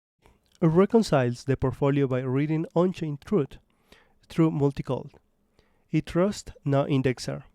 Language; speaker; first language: English; non-native, fluent; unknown